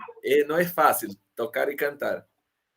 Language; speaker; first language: Spanish; non-native, fluent; Portuguese